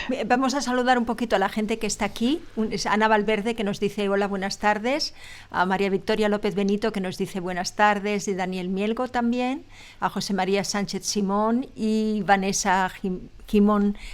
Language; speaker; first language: Spanish; native; Spanish